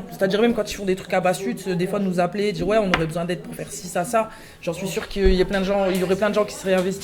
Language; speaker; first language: French; native; French